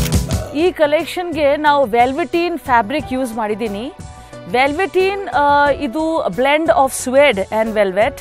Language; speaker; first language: Kannada; non-native, local second language; Hindi